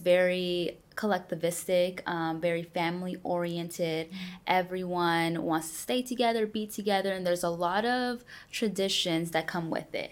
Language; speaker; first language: English; early bilingual, other home language; Spanish